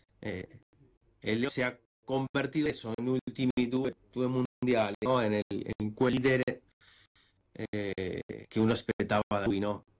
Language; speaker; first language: Italian; non-native, fluent; Spanish